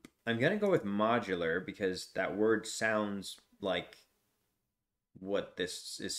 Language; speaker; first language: English; native; English